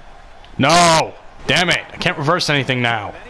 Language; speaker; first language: English; native; English